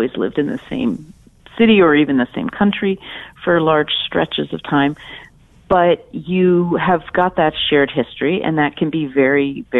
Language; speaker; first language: English; native; English